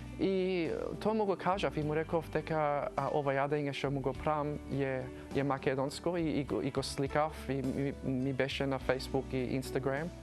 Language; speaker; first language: Macedonian; early bilingual, heritage; Macedonian